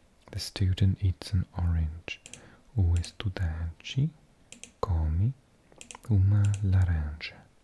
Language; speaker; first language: Portuguese; non-native, learner; English